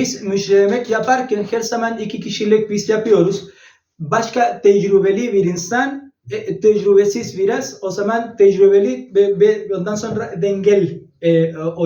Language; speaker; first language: Turkish; non-native, learner; Spanish